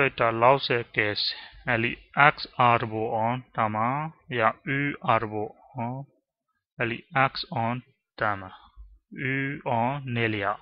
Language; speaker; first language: Finnish; non-native, learner; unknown